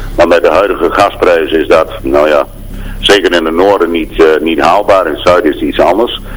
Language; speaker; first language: Dutch; native; Dutch